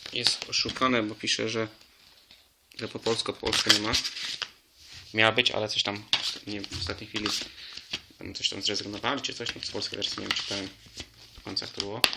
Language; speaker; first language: Polish; native; Polish